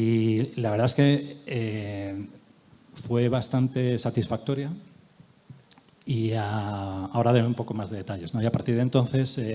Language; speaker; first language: Spanish; native; Spanish